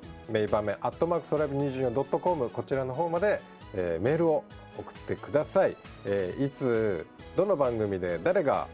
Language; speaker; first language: Japanese; native; Japanese